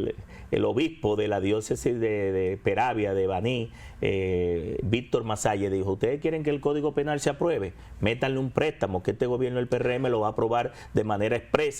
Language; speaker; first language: Spanish; native; Spanish